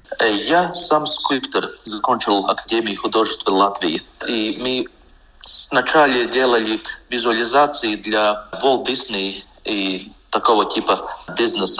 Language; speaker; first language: Russian; non-native, local second language; Latvian